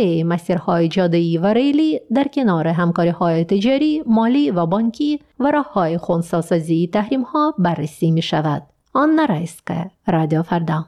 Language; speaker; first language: Persian; native; Persian